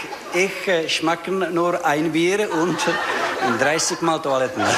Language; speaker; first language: German; non-native, learner; Czech